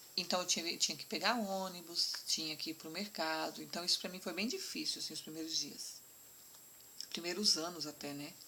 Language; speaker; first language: Portuguese; native; Portuguese